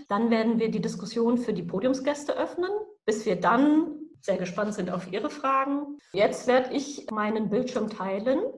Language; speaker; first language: German; native; German